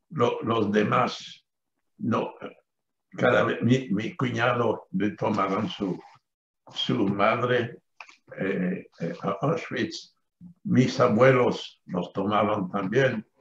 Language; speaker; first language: Spanish; non-native, fluent; French